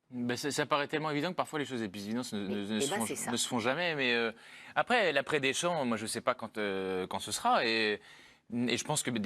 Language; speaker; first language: French; native; French